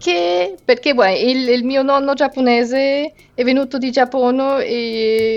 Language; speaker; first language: Italian; non-native, learner; Spanish